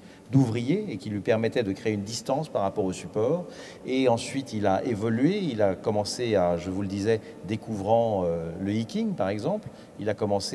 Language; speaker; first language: French; native; French